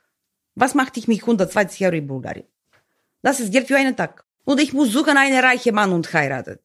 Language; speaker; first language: German; non-native, learner; Bulgarian